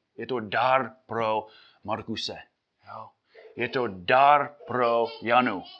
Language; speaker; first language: Czech; non-native, fluent; English